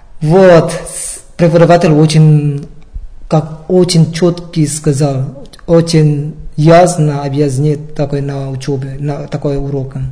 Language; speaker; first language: Russian; non-native, learner; Indonesian